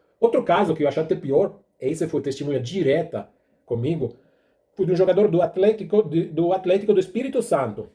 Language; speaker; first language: Portuguese; non-native, fluent; Italian